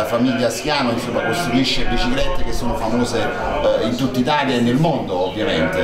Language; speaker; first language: Italian; native; Italian